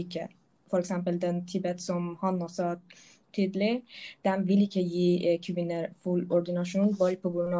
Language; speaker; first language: Norwegian; non-native, local second language; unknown